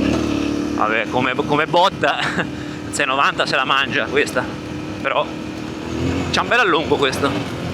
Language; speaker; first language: Italian; native; Italian